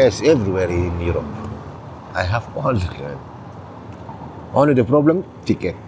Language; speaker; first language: English; non-native, learner; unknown